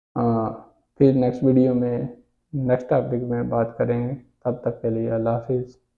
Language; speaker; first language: Urdu; native; Urdu